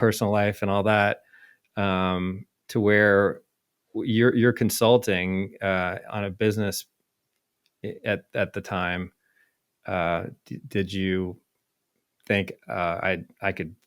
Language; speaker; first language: English; native; English